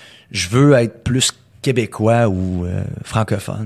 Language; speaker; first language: French; early bilingual, heritage; French